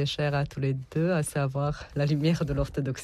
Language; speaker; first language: French; non-native, fluent; Serbian